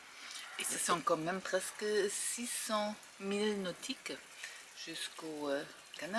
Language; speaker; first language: French; non-native, fluent; German